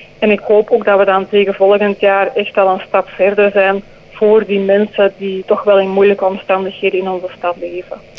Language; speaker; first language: Dutch; native; Dutch